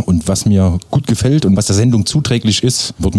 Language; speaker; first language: German; native; German